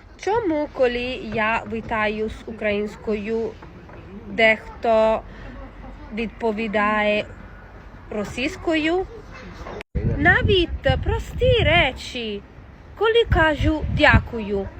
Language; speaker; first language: Ukrainian; non-native, learner; Italian